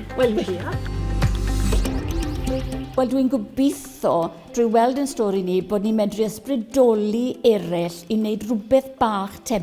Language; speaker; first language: Welsh; native; Welsh